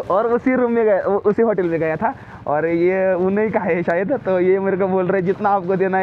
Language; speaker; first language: Hindi; non-native, local second language; Marathi